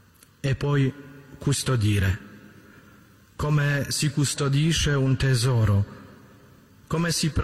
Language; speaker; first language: Italian; native; Italian